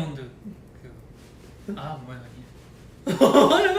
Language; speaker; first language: Korean; non-native, fluent; Japanese